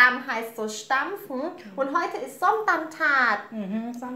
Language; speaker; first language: German; early bilingual, other home language; Thai